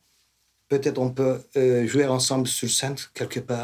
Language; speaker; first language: French; non-native, fluent; Turkish